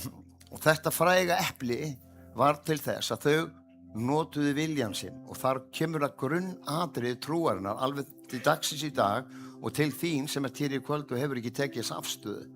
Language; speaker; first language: Icelandic; native; Icelandic